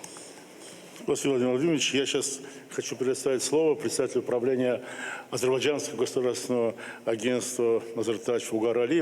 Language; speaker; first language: Russian; native; Russian